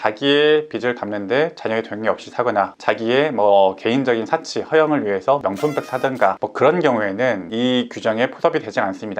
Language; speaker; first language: Korean; native; Korean